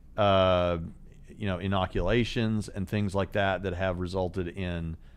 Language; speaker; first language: English; native; English